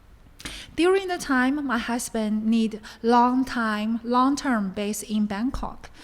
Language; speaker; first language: English; non-native, learner; Chinese